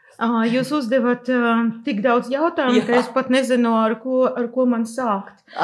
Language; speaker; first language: Latvian; non-native, local second language; Russian